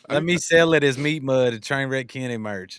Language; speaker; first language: English; native; English